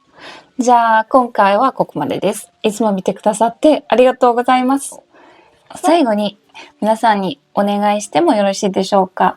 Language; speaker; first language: Japanese; non-native, fluent; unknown